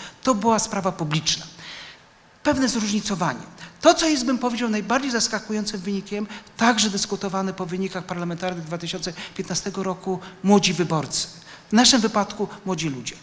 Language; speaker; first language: Polish; native; Polish